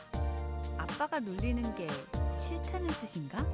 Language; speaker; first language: Korean; native; Korean